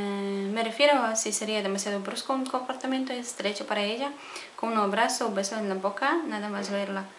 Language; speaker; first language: Spanish; non-native, fluent; Polish